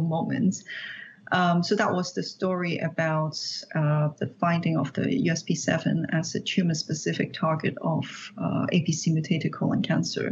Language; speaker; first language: English; non-native, local second language; Cantonese